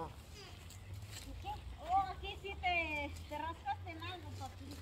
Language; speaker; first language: Spanish; native; Spanish